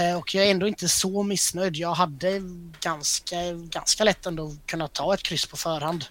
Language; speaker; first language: Swedish; native; Swedish